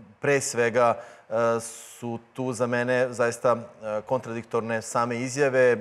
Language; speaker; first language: Croatian; native; Croatian